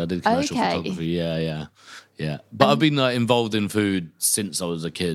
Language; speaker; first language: English; native; English